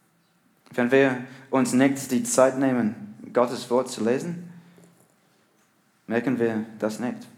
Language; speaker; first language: German; non-native, learner; English